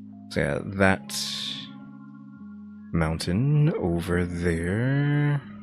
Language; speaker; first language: English; native; English